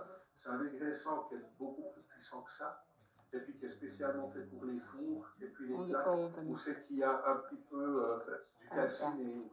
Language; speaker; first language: French; native; French